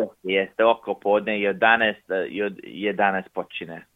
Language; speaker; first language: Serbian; early bilingual, heritage; English